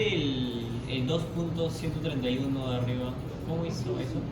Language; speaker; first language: Spanish; native; Spanish